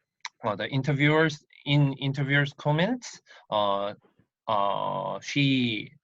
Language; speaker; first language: English; non-native, learner; Korean